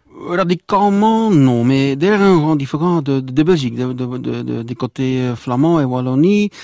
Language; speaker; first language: French; non-native, local second language; Dutch